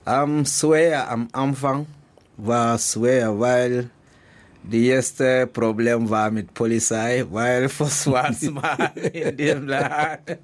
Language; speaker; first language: German; non-native, learner; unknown